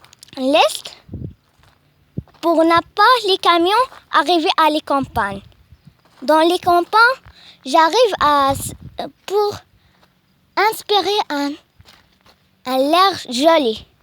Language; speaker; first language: French; non-native, learner; Arabic